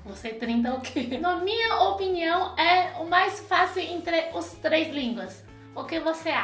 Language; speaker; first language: Portuguese; non-native, fluent; Chinese